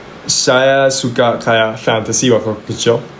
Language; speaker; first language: Indonesian; non-native, local second language; English